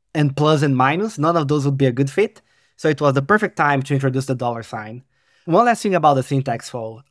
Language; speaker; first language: English; non-native, fluent; Portuguese